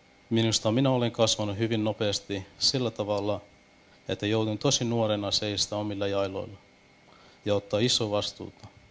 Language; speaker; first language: Finnish; non-native, fluent; Persian